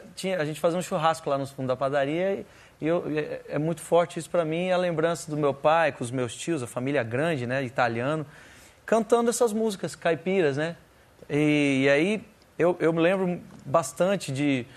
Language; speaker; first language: Portuguese; native; Portuguese